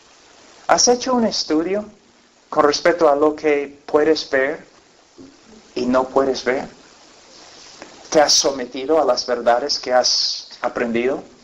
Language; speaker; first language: Spanish; non-native, fluent; English